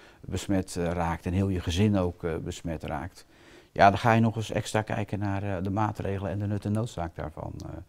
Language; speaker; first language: Dutch; native; Dutch